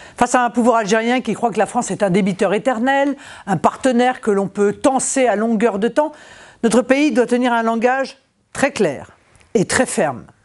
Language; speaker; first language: French; native; French